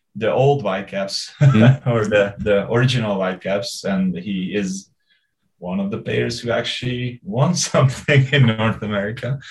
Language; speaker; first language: English; non-native, fluent; Hungarian